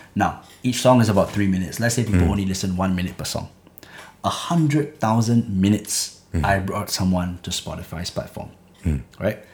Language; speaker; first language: English; native; English